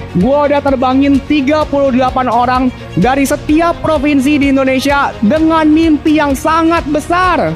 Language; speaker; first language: Indonesian; native; Indonesian